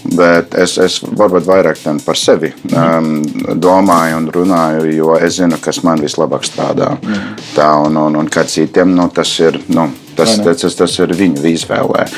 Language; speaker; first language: Latvian; non-native, fluent; English